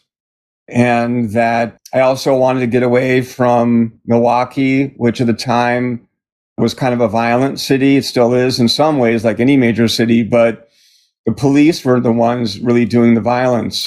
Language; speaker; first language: English; native; English